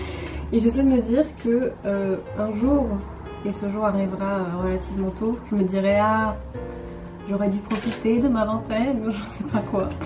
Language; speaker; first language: French; native; French